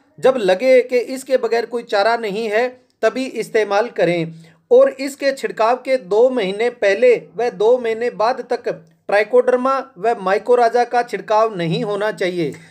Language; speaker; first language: Hindi; native; Hindi